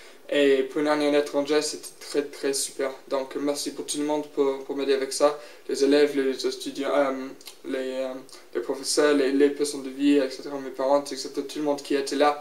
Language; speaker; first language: French; non-native, learner; English